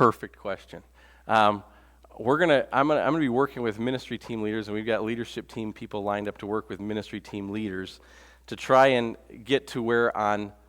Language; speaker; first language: English; native; English